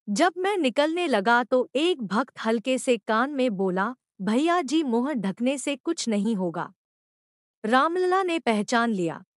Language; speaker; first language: Hindi; native; Hindi